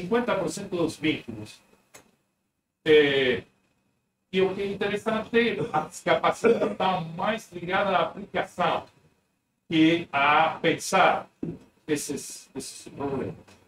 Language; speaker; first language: Portuguese; non-native, fluent; Spanish